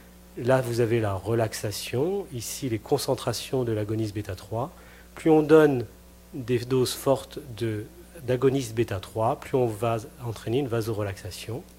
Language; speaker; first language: French; native; French